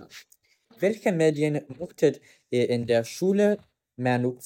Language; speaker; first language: German; non-native, learner; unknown